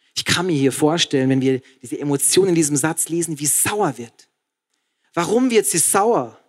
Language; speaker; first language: German; native; German